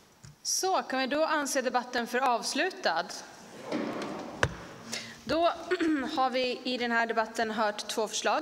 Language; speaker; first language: Swedish; native; Swedish